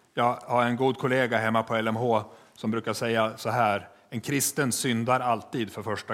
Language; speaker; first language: Swedish; native; Swedish